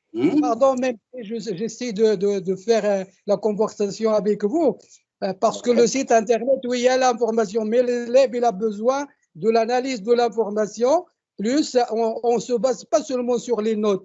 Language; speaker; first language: French; non-native, local second language; Arabic